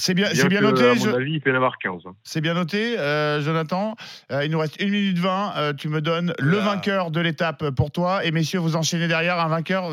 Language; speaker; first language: French; native; French